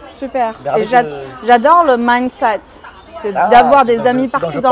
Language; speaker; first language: French; non-native, fluent; Chinese